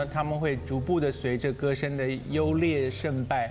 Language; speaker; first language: Chinese; native; Chinese